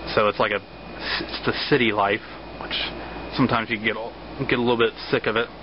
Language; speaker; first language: English; native; English